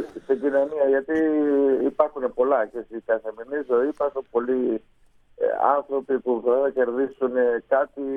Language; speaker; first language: Greek; non-native, fluent; Spanish